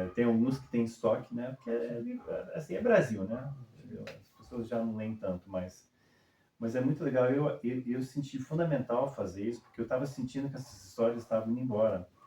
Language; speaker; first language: Portuguese; early bilingual, other home language; English